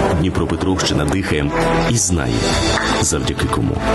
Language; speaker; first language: Ukrainian; native; Ukrainian